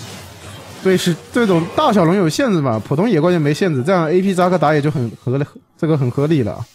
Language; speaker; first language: Chinese; native; Chinese